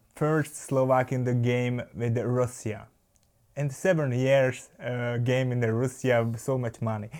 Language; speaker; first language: English; non-native, learner; Slovak